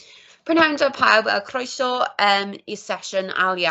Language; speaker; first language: Welsh; non-native, local second language; English